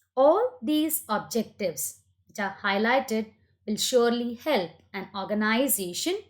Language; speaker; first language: English; non-native, local second language; Kannada